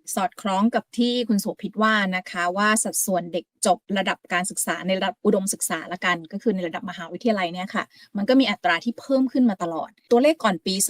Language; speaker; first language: Thai; native; Thai